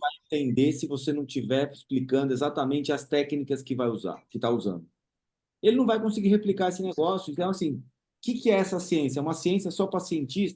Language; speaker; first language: Portuguese; native; Portuguese